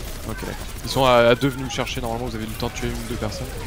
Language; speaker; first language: French; native; French